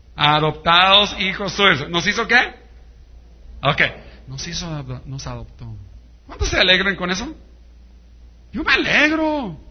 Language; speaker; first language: Spanish; early bilingual, heritage; Spanish